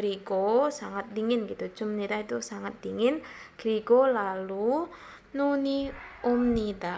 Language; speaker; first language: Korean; non-native, learner; Indonesian